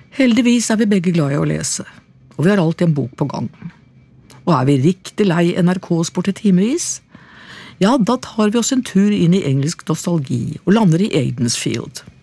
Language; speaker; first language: Norwegian; native; Norwegian